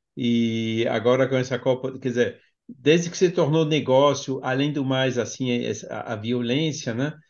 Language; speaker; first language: Portuguese; non-native, fluent; French